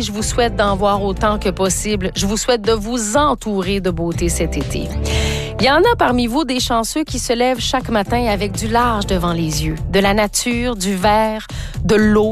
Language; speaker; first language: French; native; French